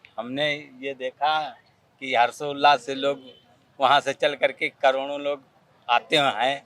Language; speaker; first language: Hindi; native; Hindi